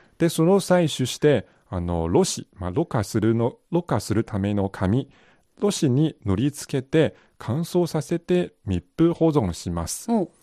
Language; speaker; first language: Japanese; non-native, fluent; Chinese